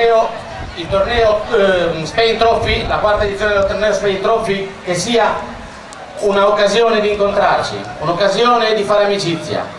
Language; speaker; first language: Italian; native; Italian